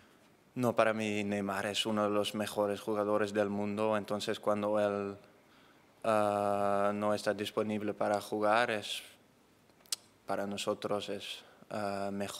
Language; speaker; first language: Spanish; non-native, fluent; Dutch